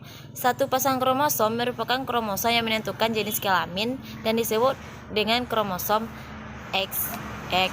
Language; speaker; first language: Indonesian; native; Indonesian